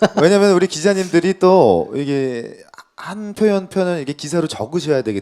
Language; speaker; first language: Korean; native; Korean